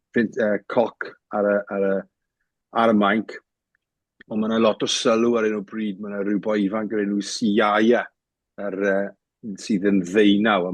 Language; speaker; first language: Welsh; native; Welsh